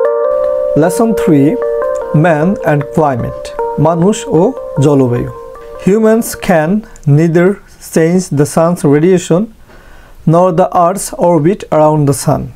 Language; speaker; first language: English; non-native, fluent; Bangla